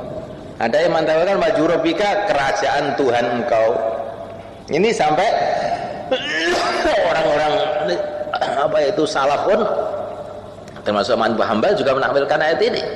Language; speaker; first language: Indonesian; native; Indonesian